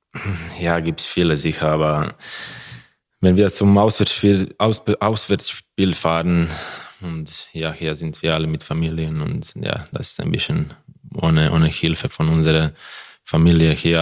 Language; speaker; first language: German; non-native, learner; Croatian